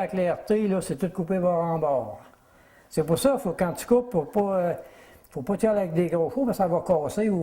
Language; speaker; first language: French; native; French